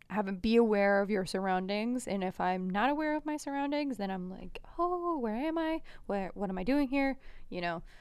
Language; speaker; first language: English; early bilingual, other home language; Albanian